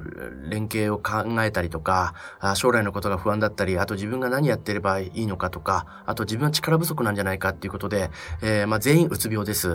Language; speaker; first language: Japanese; native; Japanese